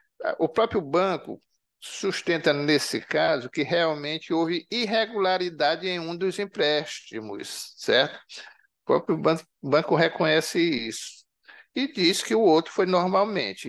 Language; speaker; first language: Portuguese; native; Portuguese